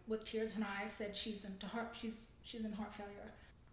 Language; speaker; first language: English; non-native, fluent; German